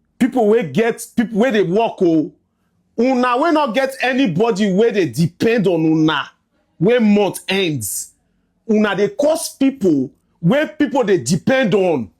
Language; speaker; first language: Nigerian Pidgin; native; Nigerian Pidgin